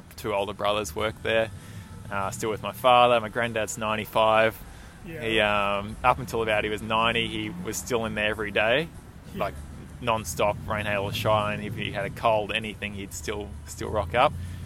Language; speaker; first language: English; native; English